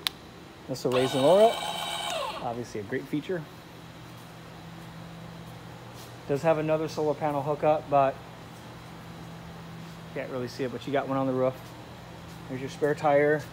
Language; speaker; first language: English; native; English